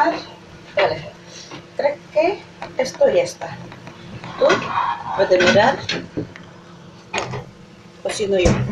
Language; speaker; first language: Spanish; non-native, learner; Indonesian